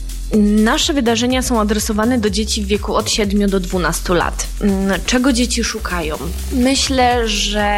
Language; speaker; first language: Polish; native; Polish